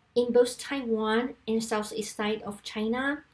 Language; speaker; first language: English; non-native, fluent; Chinese